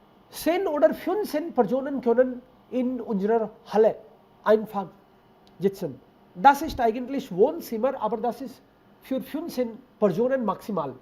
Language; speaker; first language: German; non-native, fluent; Hindi